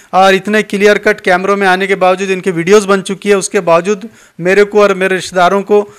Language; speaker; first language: Hindi; non-native, local second language; Urdu